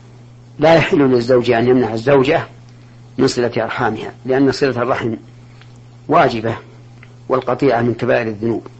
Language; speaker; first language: Arabic; native; Arabic